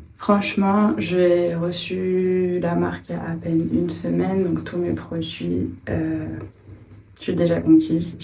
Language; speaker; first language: French; native; French